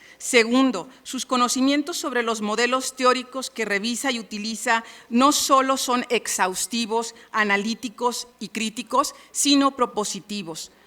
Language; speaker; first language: Spanish; native; Spanish